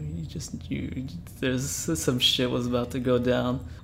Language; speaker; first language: English; early bilingual, other home language; Filipino